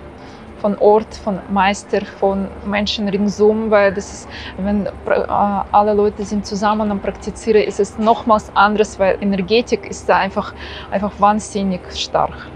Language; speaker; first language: German; non-native, fluent; Russian